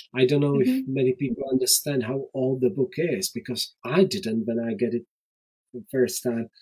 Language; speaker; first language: English; non-native, fluent; Czech